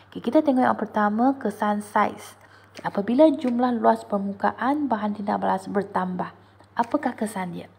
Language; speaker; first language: Malay; non-native, local second language; Chinese